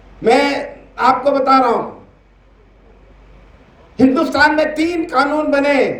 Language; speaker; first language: Hindi; native; Hindi